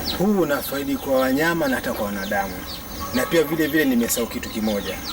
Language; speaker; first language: Swahili; non-native, local second language; Giryama